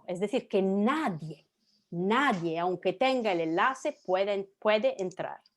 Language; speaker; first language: Spanish; non-native, fluent; Italian